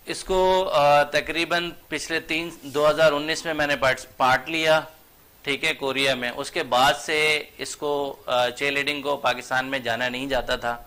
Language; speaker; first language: Urdu; native; Urdu